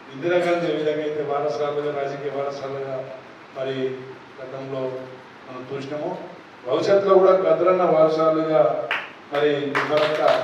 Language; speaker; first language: Telugu; non-native, local second language; Lambadi